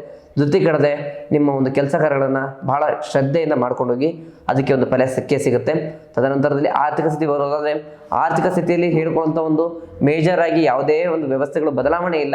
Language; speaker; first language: Kannada; native; Kannada